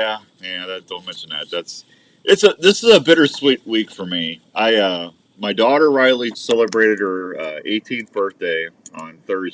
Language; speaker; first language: English; native; English